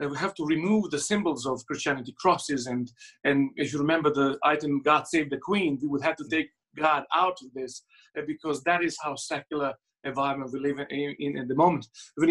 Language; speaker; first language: English; non-native, fluent; Serbian